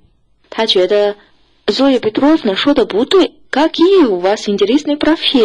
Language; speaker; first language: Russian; non-native, fluent; Chinese